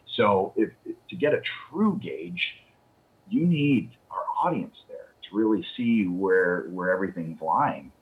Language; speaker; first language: English; native; English